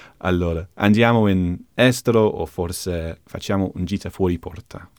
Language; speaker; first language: Italian; non-native, learner; English